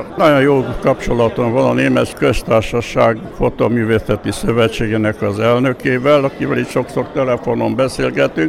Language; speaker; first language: Hungarian; native; Hungarian